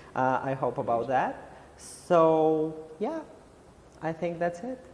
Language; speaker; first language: English; non-native, fluent; Albanian